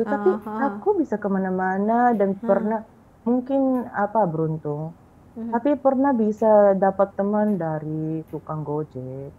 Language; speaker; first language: Indonesian; non-native, fluent; Filipino